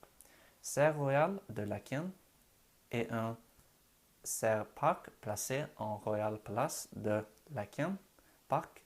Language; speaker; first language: French; non-native, learner; Norwegian